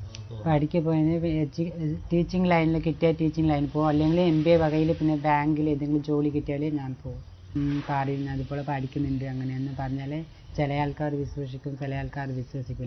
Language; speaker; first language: Malayalam; non-native, learner; Tamil